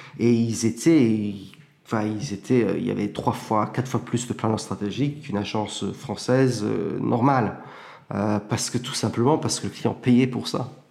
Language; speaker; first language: French; early bilingual, heritage; French